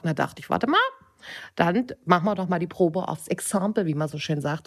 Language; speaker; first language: German; native; German